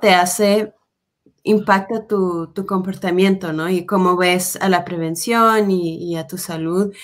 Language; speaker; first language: Spanish; non-native, fluent; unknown